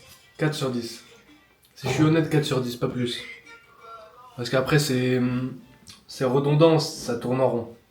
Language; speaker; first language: French; native; French